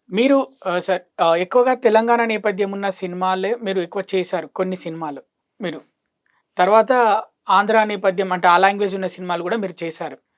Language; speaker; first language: Telugu; native; Telugu